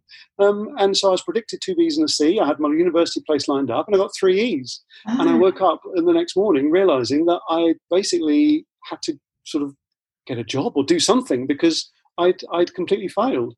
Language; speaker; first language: English; native; English